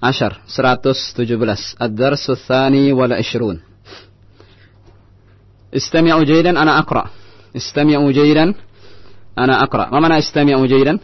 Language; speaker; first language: Arabic; non-native, fluent; Indonesian